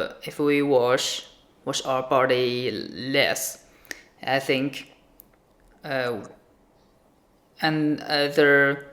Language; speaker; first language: English; non-native, learner; Chinese